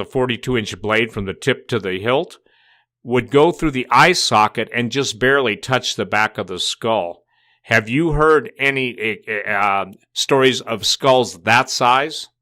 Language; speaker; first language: English; native; English